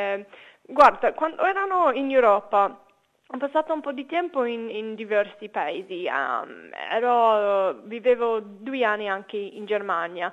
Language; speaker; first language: Italian; non-native, fluent; English